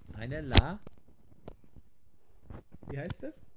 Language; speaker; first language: German; native; German